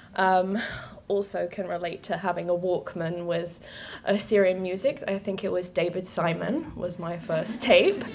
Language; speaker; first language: English; native; English